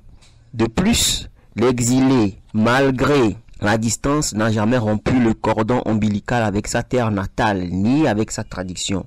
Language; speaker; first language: French; non-native, local second language; Ewe